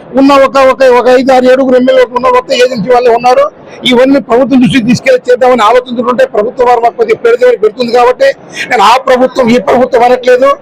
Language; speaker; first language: Telugu; non-native, local second language; Lambadi